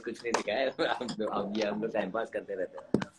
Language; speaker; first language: Hindi; native; Hindi